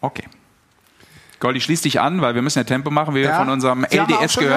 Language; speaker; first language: German; native; German